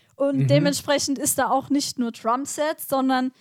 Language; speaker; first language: German; native; German